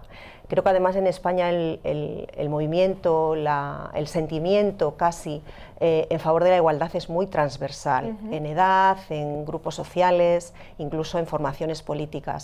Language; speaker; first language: Spanish; native; Spanish